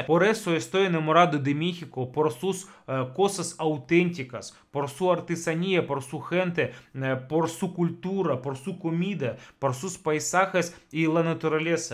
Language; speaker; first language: Spanish; non-native, fluent; Russian